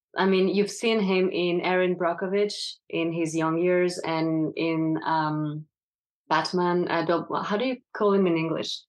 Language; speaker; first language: English; non-native, fluent; French